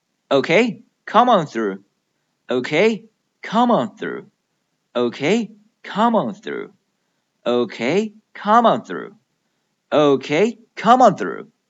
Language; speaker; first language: English; non-native, fluent; Chinese